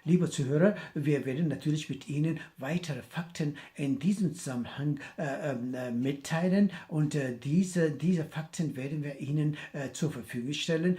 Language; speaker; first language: German; non-native, fluent; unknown